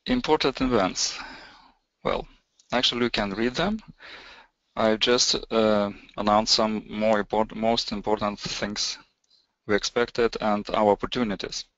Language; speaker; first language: English; non-native, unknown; Lithuanian